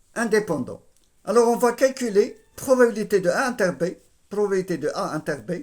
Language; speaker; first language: French; non-native, local second language; Arabic